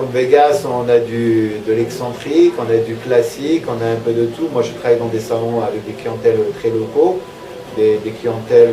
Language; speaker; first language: French; native; French